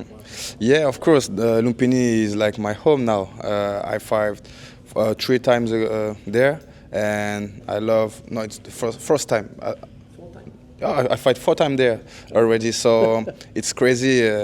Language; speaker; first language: English; non-native, learner; French